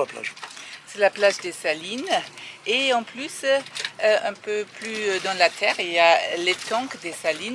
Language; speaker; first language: French; non-native, fluent; German